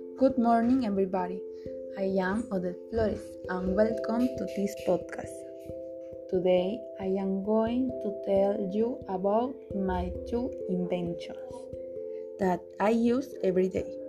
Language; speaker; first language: English; non-native, learner; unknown